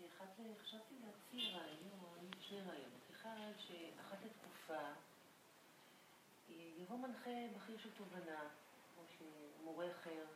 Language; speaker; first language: Hebrew; native; Hebrew